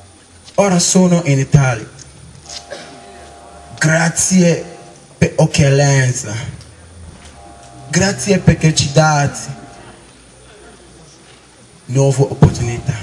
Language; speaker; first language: Italian; non-native, learner; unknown